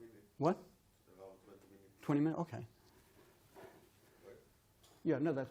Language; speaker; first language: English; native; English